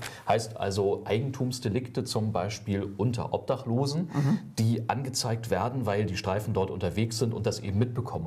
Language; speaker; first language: German; native; German